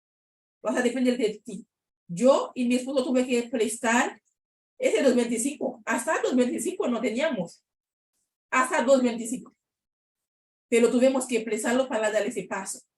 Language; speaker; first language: Spanish; non-native, learner; Haitian Creole